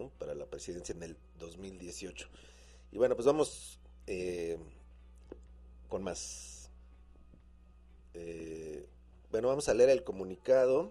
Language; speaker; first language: Spanish; native; Spanish